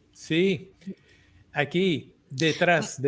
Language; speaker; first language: Spanish; non-native, learner; English